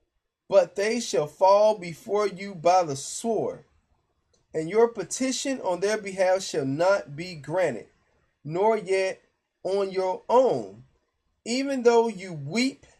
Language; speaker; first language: English; native; English